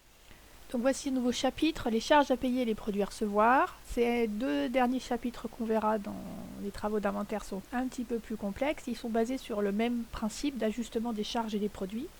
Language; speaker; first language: French; native; French